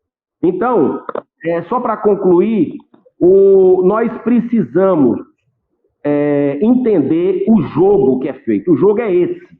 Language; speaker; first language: Portuguese; native; Portuguese